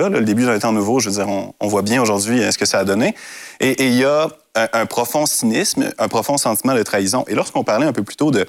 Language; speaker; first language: French; native; French